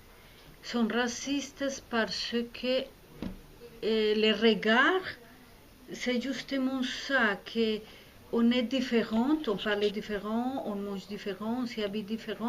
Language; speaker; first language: French; non-native, fluent; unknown